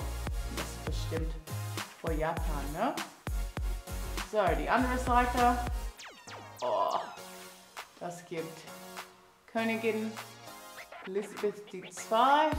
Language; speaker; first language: German; non-native, learner; English